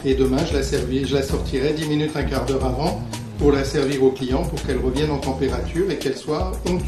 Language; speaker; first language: French; native; French